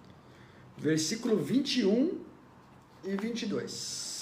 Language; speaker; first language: Portuguese; native; Portuguese